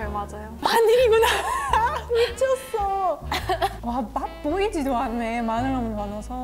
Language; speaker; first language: Korean; non-native, fluent; German